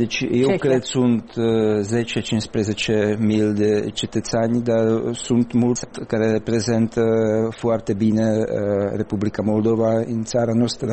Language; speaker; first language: Romanian; non-native, learner; Czech